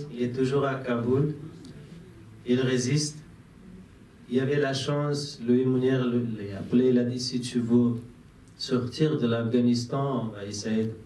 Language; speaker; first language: French; non-native, fluent; Persian